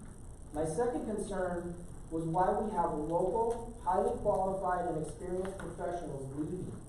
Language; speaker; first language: English; native; English